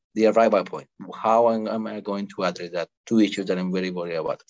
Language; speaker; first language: English; non-native, fluent; Spanish